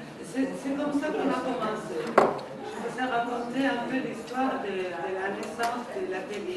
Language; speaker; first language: French; non-native, fluent; Spanish